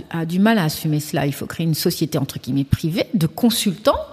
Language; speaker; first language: French; early bilingual, other home language; Kabuverdianu